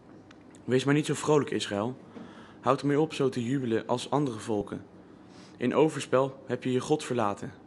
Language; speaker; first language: Dutch; native; Dutch